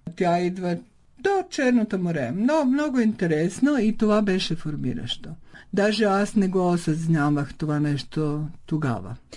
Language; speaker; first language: Bulgarian; early bilingual, heritage; Croatian